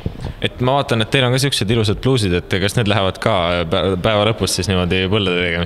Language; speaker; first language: Estonian; native; Estonian